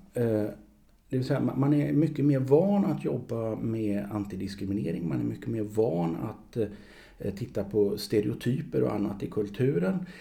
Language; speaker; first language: Swedish; native; Swedish